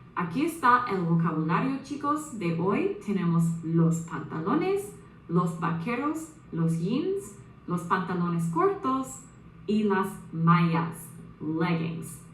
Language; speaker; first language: Spanish; non-native, fluent; English